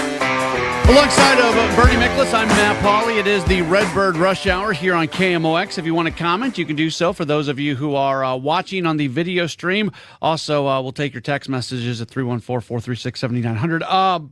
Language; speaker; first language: English; native; English